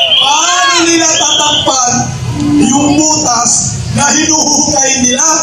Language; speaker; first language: Filipino; non-native, local second language; Cebuano